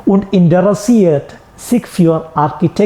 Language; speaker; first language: German; non-native, fluent; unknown